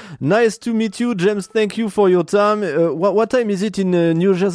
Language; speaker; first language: English; non-native, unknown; French